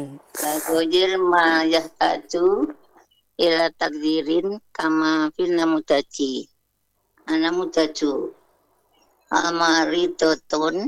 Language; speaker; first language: Arabic; non-native, learner; Indonesian